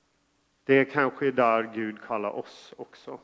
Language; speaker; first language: Swedish; non-native, fluent; English